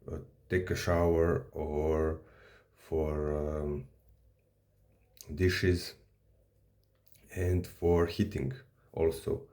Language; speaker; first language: English; non-native, learner; Serbian